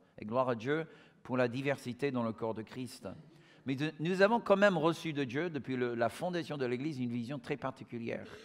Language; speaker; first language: French; non-native, fluent; English